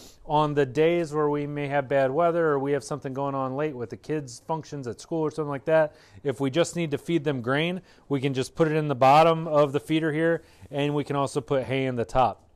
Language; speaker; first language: English; native; English